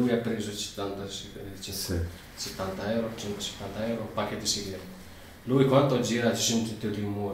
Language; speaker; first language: Italian; non-native, learner; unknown